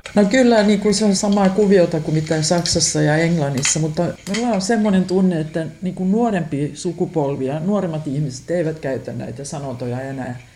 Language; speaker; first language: Finnish; non-native, local second language; Swedish